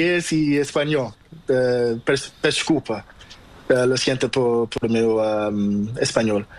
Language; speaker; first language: Spanish; non-native, learner; Portuguese